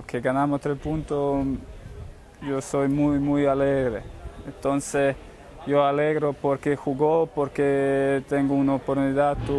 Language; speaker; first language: Spanish; non-native, learner; Croatian